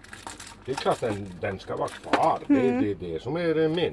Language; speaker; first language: Swedish; native; Swedish